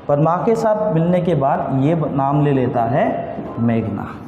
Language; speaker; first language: Hindi; non-native, local second language; Assamese